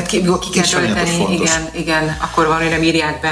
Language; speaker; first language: Hungarian; native; Hungarian